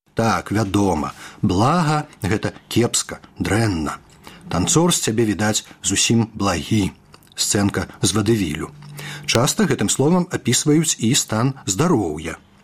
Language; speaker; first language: Belarusian; native; Belarusian